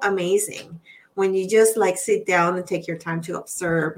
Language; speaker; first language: English; non-native, fluent; Spanish